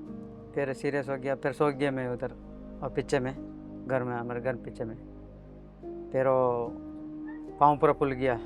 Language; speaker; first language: Hindi; non-native, local second language; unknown